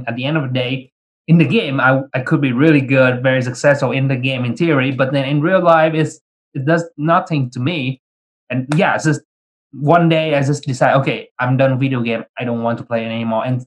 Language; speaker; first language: English; early bilingual, other home language; Vietnamese